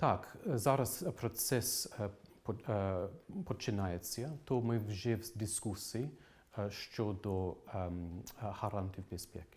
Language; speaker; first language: Ukrainian; non-native, fluent; English